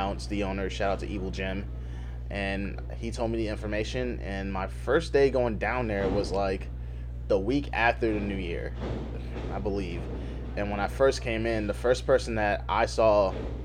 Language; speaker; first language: English; native; English